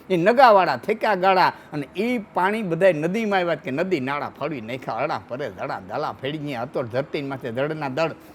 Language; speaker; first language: Gujarati; non-native, local second language; Kachhi